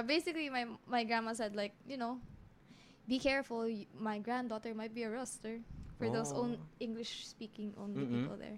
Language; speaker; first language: English; non-native, local second language; Filipino